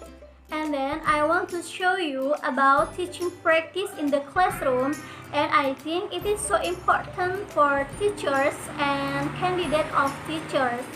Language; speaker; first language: English; non-native, learner; Indonesian